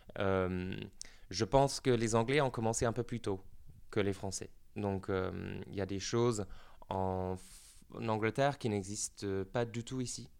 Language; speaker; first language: French; non-native, fluent; English